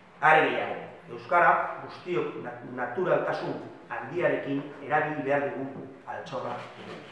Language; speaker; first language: Basque; non-native, local second language; Spanish